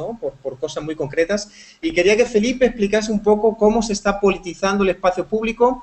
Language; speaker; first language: Spanish; native; Spanish